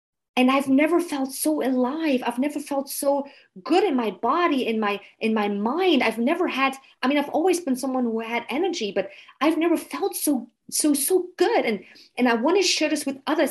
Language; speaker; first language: English; non-native, fluent; German